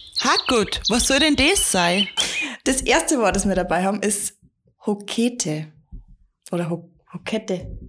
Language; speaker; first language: German; native; German